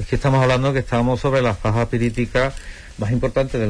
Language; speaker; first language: Spanish; native; Spanish